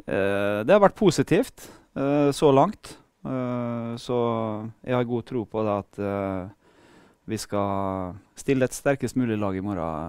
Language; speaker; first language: Norwegian; native; Norwegian